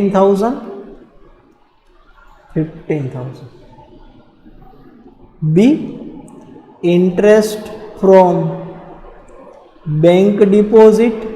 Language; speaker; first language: English; non-native, local second language; Gujarati